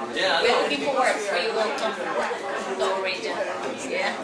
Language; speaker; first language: English; non-native, learner; Indonesian